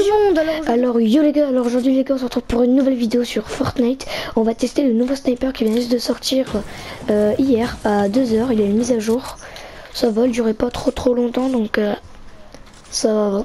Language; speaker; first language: French; native; French